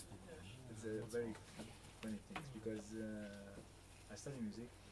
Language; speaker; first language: English; non-native, learner; Arabic